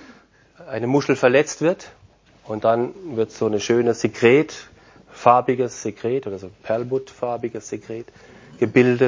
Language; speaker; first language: German; non-native, fluent; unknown